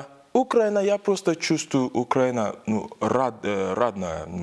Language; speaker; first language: Russian; non-native, learner; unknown